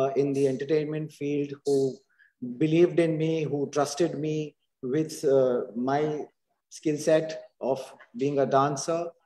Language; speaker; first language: English; non-native, local second language; Hindi